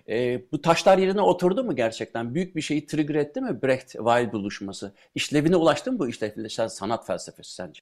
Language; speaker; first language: Turkish; native; Turkish